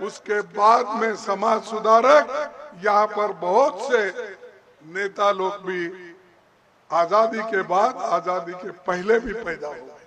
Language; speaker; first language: Hindi; non-native, local second language; Kannada